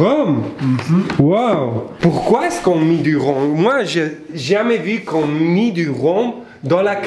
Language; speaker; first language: French; non-native, learner; Spanish